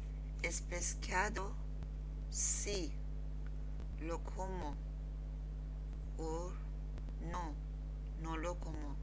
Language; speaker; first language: Spanish; non-native, learner; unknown